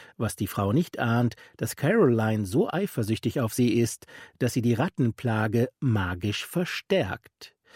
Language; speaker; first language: German; native; German